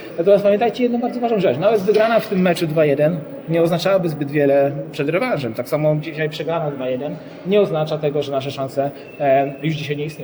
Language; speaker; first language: Polish; native; Polish